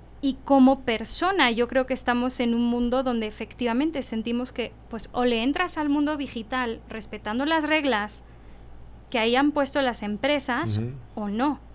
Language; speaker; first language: Spanish; early bilingual, heritage; Spanish